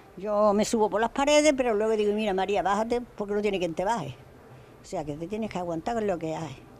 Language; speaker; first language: Spanish; native; Spanish